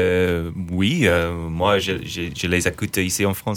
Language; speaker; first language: French; non-native, fluent; English